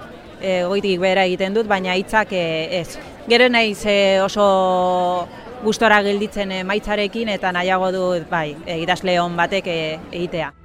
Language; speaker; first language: Basque; non-native, local second language; Spanish